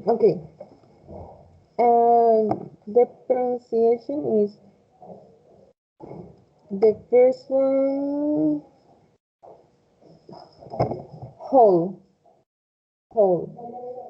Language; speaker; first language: English; non-native, fluent; Spanish